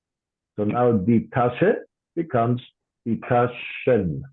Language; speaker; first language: German; non-native, fluent; English